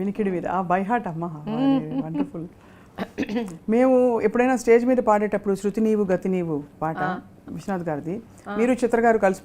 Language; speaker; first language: Telugu; native; Telugu